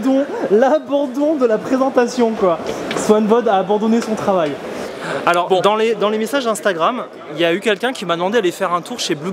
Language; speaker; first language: French; native; French